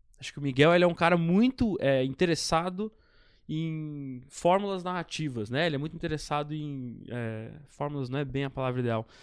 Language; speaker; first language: Portuguese; native; Portuguese